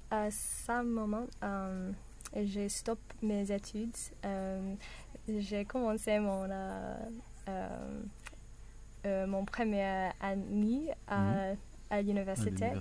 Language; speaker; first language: French; non-native, learner; English